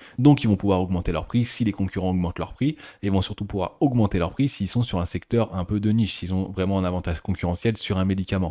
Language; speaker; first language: French; native; French